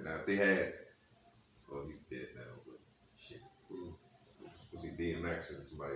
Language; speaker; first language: English; native; English